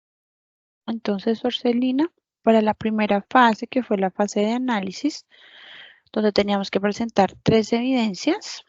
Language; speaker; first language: Spanish; native; Spanish